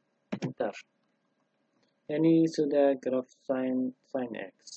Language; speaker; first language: Indonesian; non-native, learner; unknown